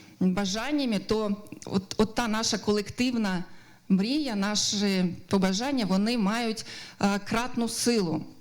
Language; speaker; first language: Ukrainian; native; Ukrainian